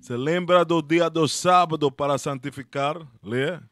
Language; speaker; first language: Portuguese; non-native, fluent; Spanish